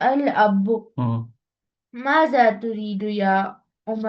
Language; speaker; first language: Arabic; non-native, learner; Hindi